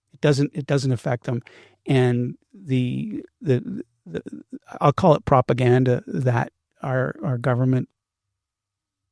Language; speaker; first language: English; native; English